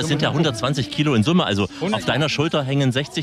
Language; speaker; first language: German; native; German